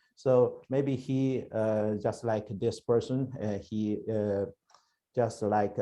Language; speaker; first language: English; non-native, learner; Chinese